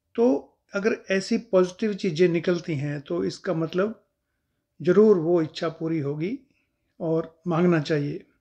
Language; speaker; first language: Hindi; non-native, local second language; Punjabi